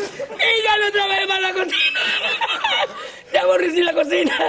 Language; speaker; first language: Spanish; native; Spanish